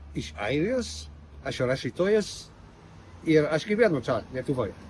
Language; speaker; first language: Lithuanian; non-native, learner; English